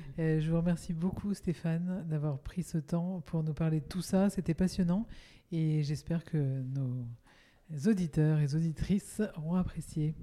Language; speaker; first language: French; native; French